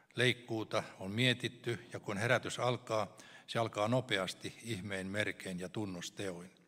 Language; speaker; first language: Finnish; native; Finnish